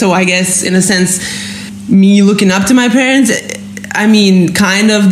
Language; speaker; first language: English; non-native, fluent; German